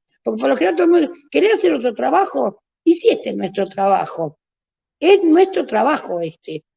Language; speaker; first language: Spanish; native; Spanish